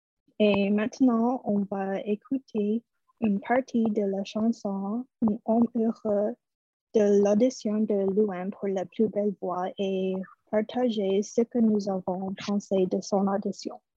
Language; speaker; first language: French; non-native, fluent; English